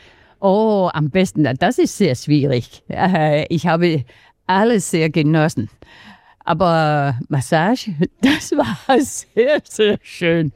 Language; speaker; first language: German; non-native, fluent; Danish